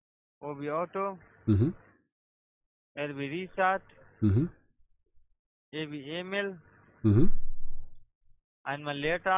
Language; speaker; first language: German; non-native, learner; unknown